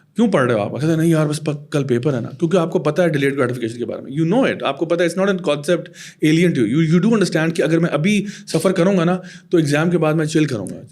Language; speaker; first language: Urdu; native; Urdu